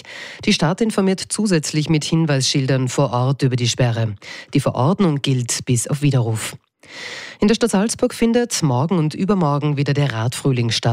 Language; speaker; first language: German; native; German